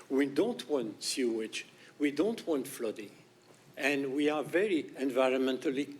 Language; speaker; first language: English; non-native, fluent; French